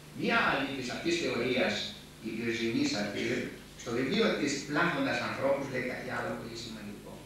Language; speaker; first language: Greek; native; Greek